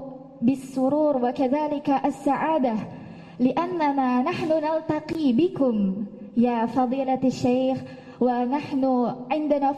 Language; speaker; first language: Arabic; non-native, fluent; Indonesian